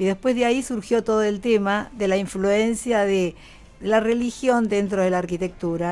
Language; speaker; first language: Spanish; native; Spanish